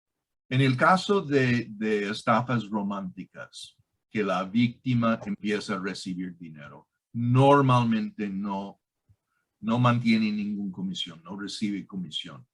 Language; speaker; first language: Spanish; non-native, fluent; English